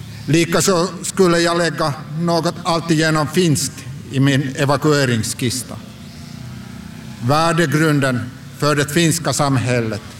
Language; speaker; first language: Swedish; non-native, local second language; Finnish